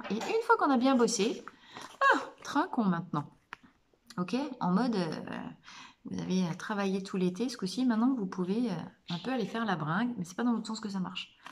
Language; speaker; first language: French; native; French